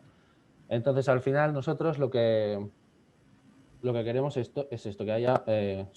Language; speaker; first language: Spanish; native; Spanish